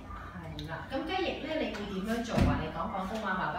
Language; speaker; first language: Cantonese; native; Cantonese